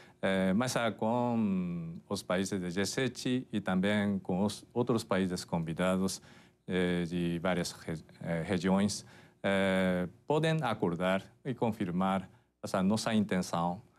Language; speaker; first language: Portuguese; non-native, fluent; Japanese